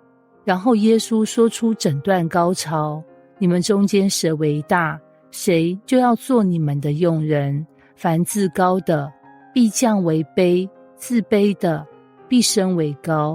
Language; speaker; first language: Chinese; native; Chinese